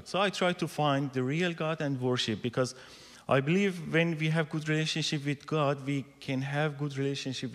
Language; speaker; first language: English; non-native, learner; Persian